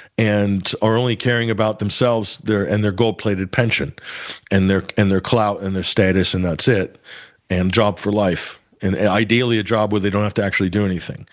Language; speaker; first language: English; native; English